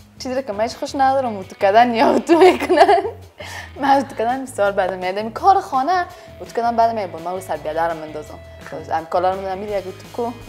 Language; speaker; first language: Persian; native; Persian